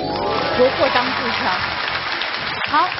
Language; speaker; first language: Chinese; native; Chinese